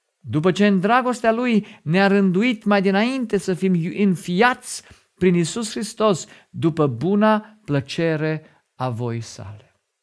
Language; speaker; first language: Romanian; non-native, fluent; German